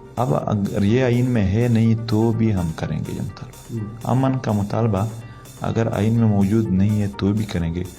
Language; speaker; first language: Urdu; non-native, local second language; Pashto